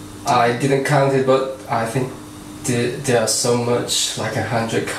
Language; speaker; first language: English; non-native, fluent; Chinese